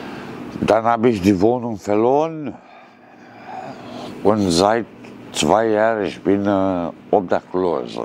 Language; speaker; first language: German; non-native, learner; Romanian